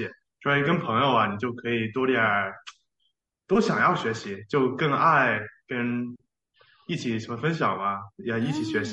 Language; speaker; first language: Chinese; early bilingual, heritage; Chinese